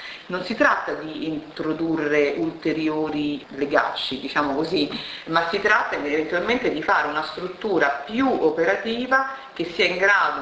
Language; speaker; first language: Italian; native; Italian